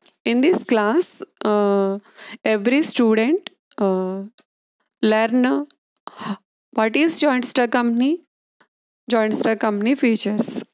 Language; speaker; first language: English; non-native, local second language; Telugu